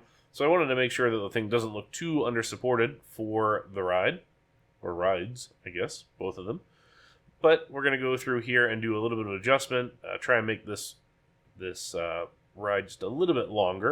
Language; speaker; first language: English; native; English